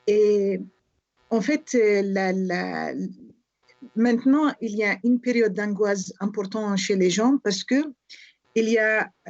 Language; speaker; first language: French; non-native, fluent; Arabic